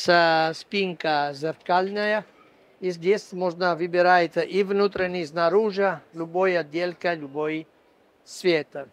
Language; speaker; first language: Russian; non-native, fluent; Italian